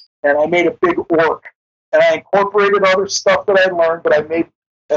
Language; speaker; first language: English; native; English